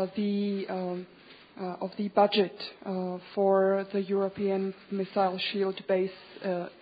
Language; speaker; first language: English; non-native, fluent; Czech